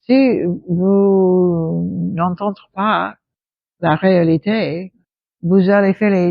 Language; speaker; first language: French; non-native, fluent; English